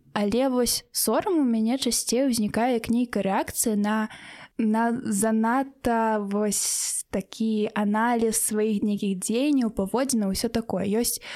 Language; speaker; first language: Belarusian; non-native, local second language; Russian